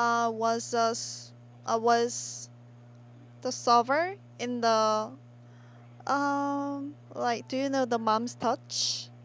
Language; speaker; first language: English; non-native, learner; Korean